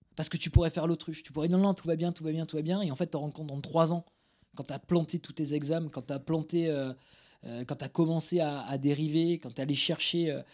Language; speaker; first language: French; native; French